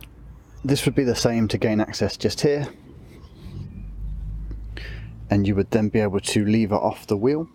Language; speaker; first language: English; native; English